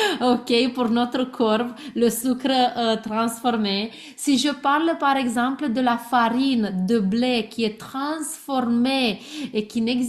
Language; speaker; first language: French; non-native, learner; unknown